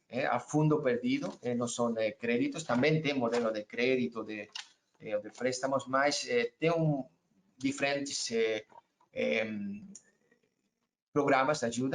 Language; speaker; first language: Portuguese; non-native, learner; Spanish